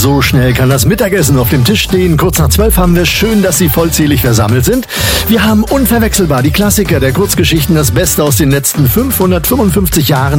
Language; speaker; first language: German; native; German